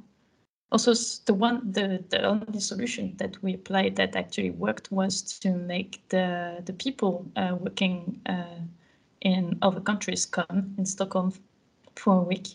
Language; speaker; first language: English; non-native, fluent; French